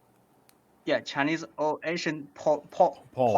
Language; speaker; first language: English; non-native, learner; Chinese